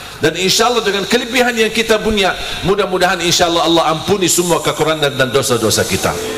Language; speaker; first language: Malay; non-native, fluent; Arabic